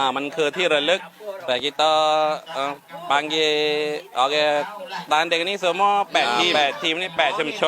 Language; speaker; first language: Thai; non-native, local second language; Malay